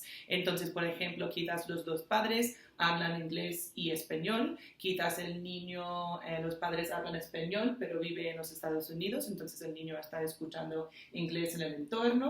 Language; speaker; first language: Spanish; non-native, fluent; English